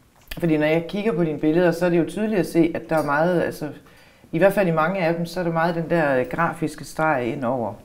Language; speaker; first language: Danish; native; Danish